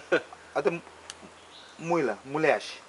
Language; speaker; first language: Russian; non-native, learner; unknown